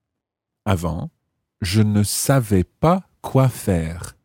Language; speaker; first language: French; non-native, fluent; English